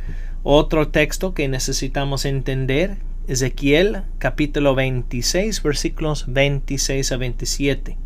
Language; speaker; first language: Spanish; non-native, fluent; English